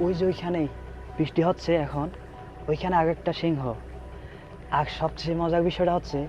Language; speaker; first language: Bangla; native; Bangla